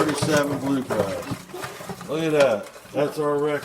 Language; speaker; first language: English; native; English